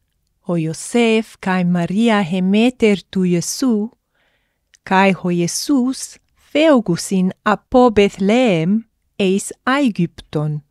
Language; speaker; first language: Greek; non-native, fluent; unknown